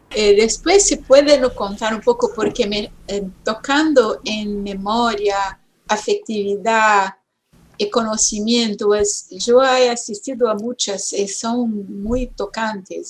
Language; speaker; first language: Spanish; non-native, fluent; Portuguese